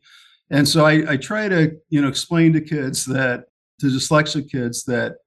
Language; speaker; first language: English; native; English